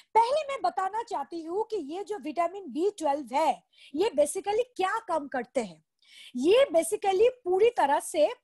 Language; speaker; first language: Hindi; non-native, local second language; Bangla